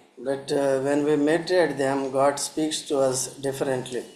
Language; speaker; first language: English; non-native, local second language; Telugu